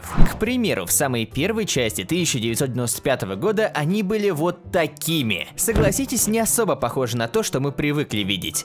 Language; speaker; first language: Russian; native; Russian